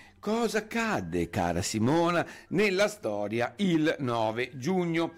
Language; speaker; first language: Italian; native; Italian